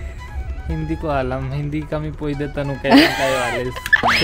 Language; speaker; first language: Filipino; non-native, learner; Punjabi